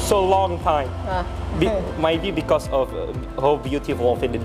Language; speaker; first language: English; non-native, learner; Indonesian